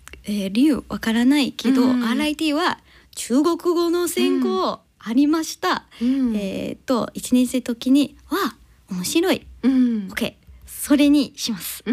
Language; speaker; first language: Japanese; non-native, learner; English